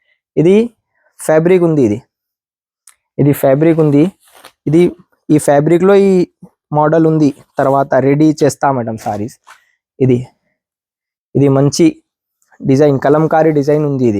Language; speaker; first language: Telugu; non-native, local second language; Urdu